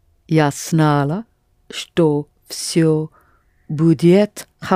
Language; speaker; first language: Russian; non-native, learner; English